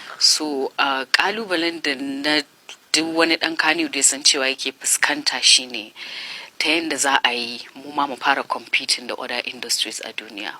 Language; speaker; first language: Hausa; native; Hausa